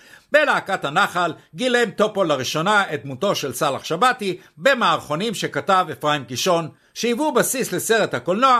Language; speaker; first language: Hebrew; native; Hebrew